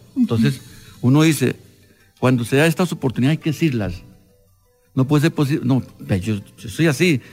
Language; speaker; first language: Spanish; non-native, local second language; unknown